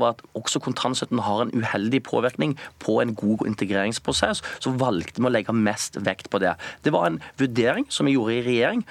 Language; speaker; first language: Norwegian; native; Norwegian